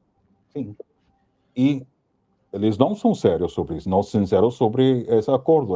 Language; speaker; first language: Portuguese; non-native, fluent; Hindi